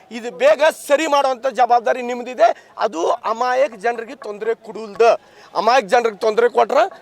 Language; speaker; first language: Kannada; native; Kannada